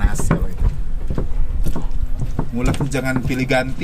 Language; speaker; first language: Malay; non-native, local second language; Sundanese